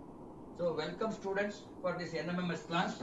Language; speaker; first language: English; non-native, local second language; Tamil